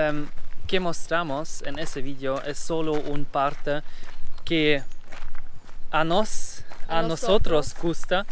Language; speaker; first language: Spanish; non-native, learner; German